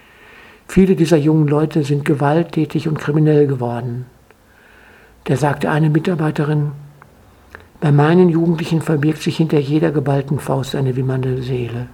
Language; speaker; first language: German; native; German